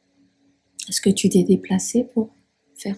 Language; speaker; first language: French; native; French